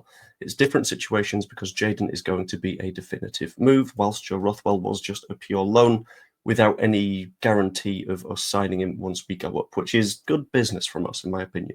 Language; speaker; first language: English; native; English